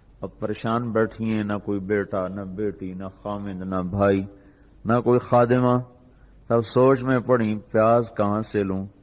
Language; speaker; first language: Urdu; non-native, local second language; Punjabi